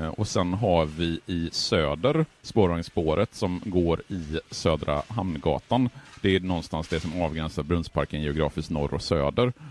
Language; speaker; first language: Swedish; native; Swedish